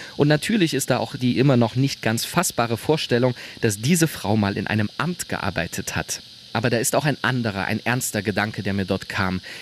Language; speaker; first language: German; native; German